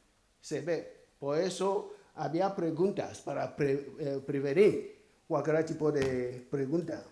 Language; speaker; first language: Spanish; non-native, fluent; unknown